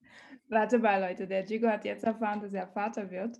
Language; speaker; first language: German; non-native, learner; Portuguese